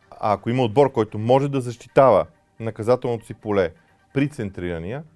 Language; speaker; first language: Bulgarian; native; Bulgarian